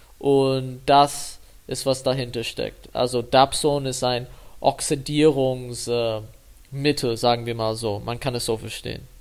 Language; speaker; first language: German; non-native, fluent; English